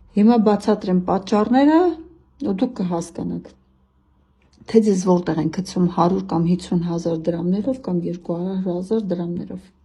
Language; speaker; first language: Armenian; native; Armenian